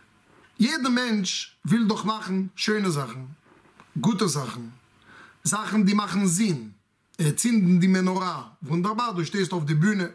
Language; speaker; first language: German; non-native, fluent; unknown